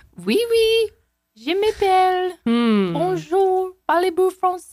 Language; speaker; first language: French; non-native, learner; English